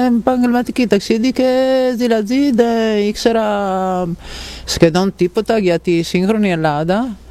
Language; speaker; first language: Greek; non-native, fluent; Italian